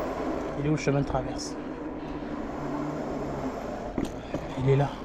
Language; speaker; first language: French; native; French